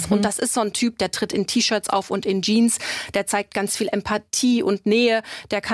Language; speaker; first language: German; native; German